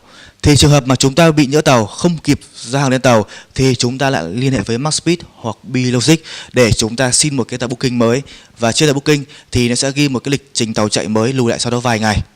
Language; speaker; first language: Vietnamese; native; Vietnamese